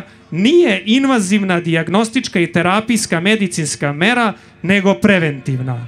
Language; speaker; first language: Serbian; native; Serbian